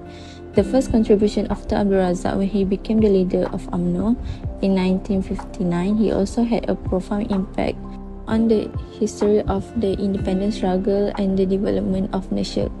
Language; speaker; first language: English; non-native, local second language; Malay